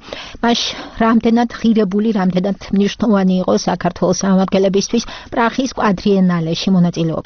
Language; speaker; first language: Georgian; native; Georgian